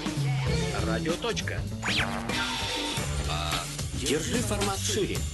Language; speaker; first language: Russian; non-native, learner; English